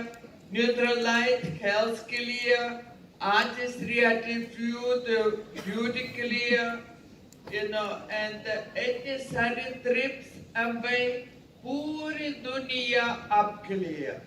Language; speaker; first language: Hindi; non-native, learner; Ukrainian